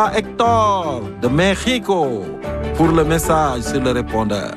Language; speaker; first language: French; native; French